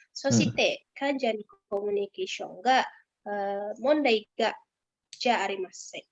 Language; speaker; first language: Japanese; non-native, learner; Indonesian